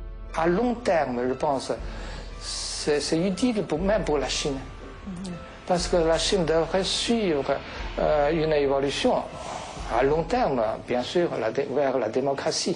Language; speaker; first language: French; non-native, fluent; Chinese